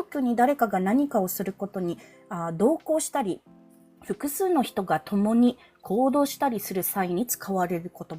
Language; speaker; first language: Japanese; non-native, fluent; Filipino